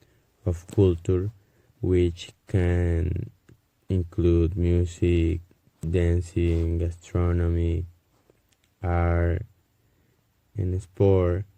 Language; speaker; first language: English; non-native, learner; Spanish